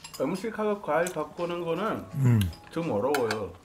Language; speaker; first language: Korean; non-native, fluent; Sinhala